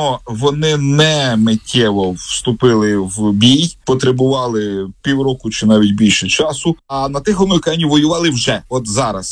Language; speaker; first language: Ukrainian; native; Ukrainian